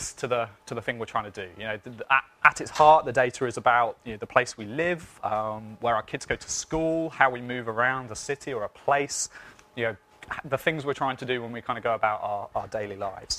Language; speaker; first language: English; native; English